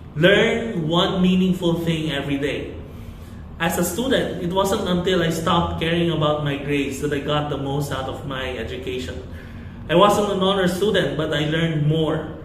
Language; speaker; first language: English; non-native, local second language; Filipino